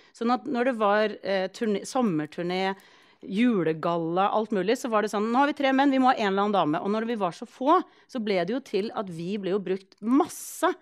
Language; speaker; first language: Norwegian; early bilingual, other home language; Icelandic